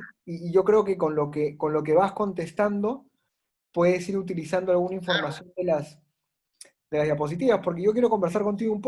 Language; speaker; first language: Spanish; native; Spanish